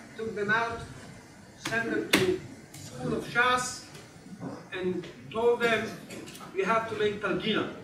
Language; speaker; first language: English; non-native, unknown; Hebrew